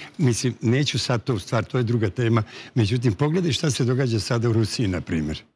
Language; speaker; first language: Bosnian; native; Bosnian